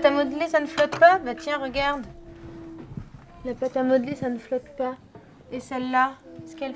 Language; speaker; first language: French; native; French